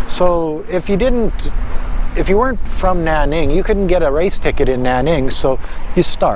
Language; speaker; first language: English; native; English